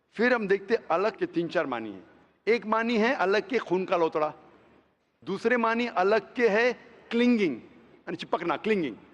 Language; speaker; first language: Hindi; non-native, local second language; Konkani